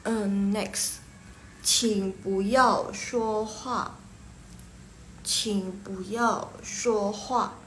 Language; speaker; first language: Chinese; non-native, local second language; Indonesian